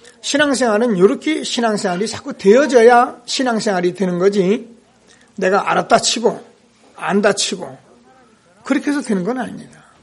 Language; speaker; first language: Korean; native; Korean